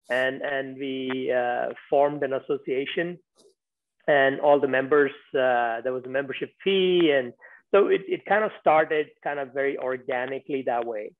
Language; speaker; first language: English; non-native, local second language; Tamil